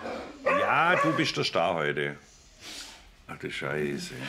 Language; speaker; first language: German; native; German